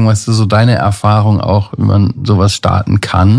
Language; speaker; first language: German; native; German